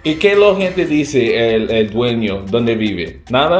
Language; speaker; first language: Spanish; non-native, learner; English